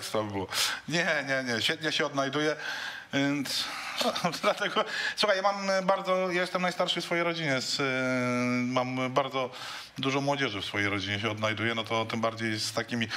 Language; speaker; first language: Polish; native; Polish